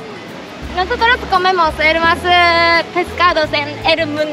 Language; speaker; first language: Spanish; non-native, learner; Japanese